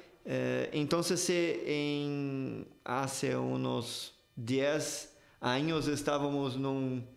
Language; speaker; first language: Spanish; non-native, fluent; Portuguese